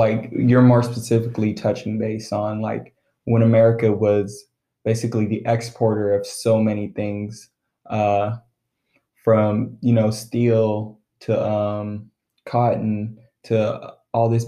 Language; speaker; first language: English; early bilingual, other home language; Arabic